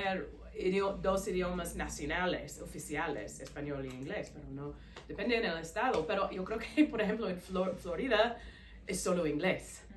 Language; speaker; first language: Spanish; non-native, fluent; English